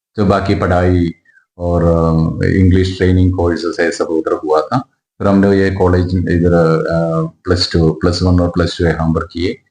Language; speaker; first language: Hindi; non-native, local second language; Malayalam